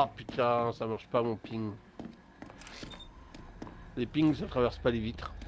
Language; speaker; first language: French; native; French